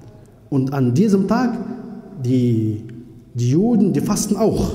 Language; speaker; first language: German; non-native, fluent; Arabic